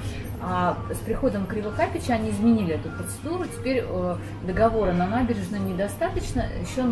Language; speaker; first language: Russian; native; Russian